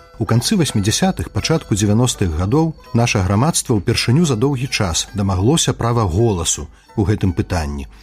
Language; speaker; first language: Belarusian; native; Belarusian